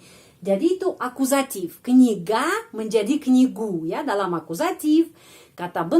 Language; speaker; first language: Indonesian; non-native, fluent; Russian